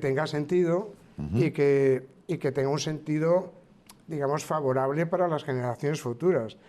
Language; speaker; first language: Spanish; native; Spanish